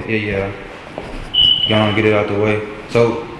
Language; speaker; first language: English; native; English